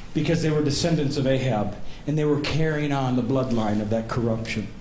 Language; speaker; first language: English; native; English